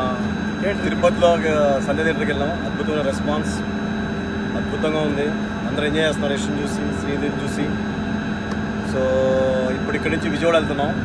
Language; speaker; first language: Telugu; native; Telugu